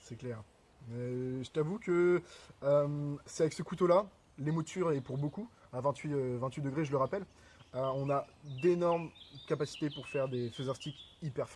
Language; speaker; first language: French; native; French